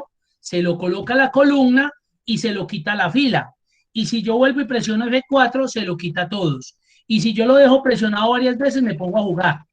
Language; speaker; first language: Spanish; native; Spanish